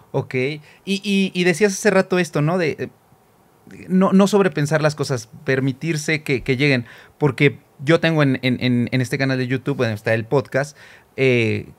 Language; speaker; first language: Spanish; native; Spanish